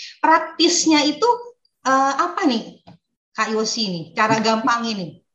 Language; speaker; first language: Indonesian; native; Indonesian